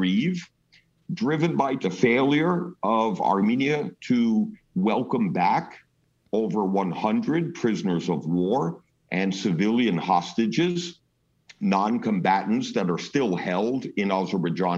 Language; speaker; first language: English; native; English